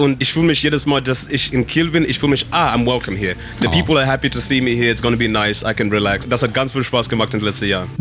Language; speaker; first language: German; non-native, learner; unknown